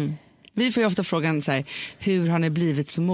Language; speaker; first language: Swedish; native; Swedish